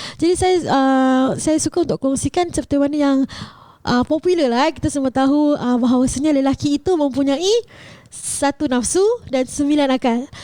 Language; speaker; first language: Malay; native; Malay